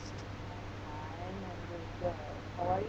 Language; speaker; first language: English; non-native, learner; Indonesian